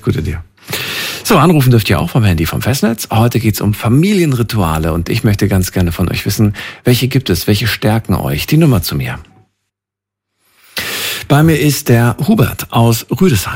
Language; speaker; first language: German; native; German